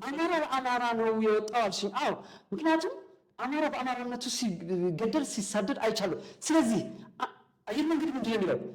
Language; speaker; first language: Amharic; non-native, local second language; Tigrinya